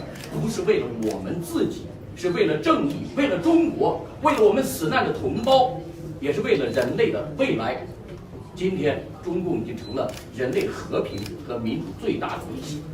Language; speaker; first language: Chinese; native; Chinese